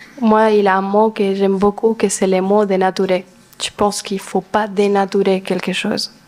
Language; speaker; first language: French; non-native, fluent; Spanish